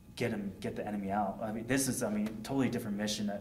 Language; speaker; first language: English; native; English